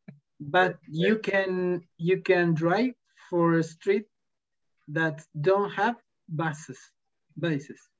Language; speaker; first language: English; non-native, learner; Spanish